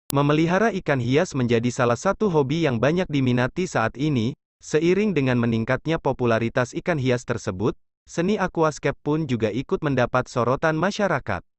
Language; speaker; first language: Indonesian; native; Indonesian